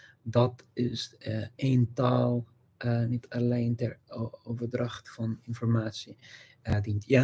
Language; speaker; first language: Dutch; non-native, fluent; English